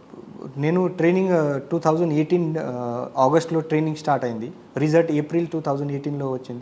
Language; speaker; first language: Telugu; non-native, learner; Marathi